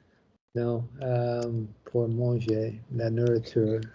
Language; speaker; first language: French; non-native, learner; English